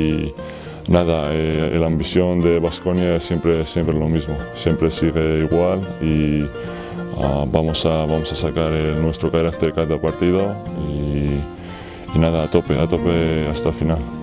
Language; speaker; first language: Spanish; non-native, fluent; Georgian